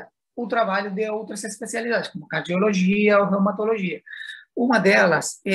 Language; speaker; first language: Portuguese; non-native, fluent; Spanish